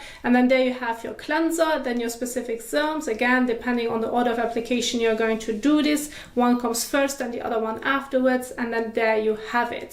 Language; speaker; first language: English; non-native, fluent; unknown